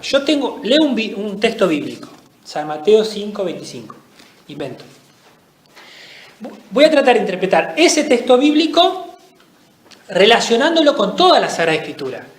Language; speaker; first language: Spanish; native; Spanish